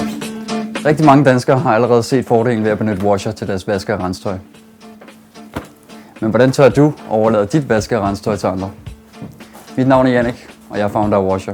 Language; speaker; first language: Danish; native; Danish